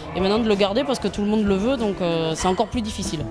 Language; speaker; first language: French; native; French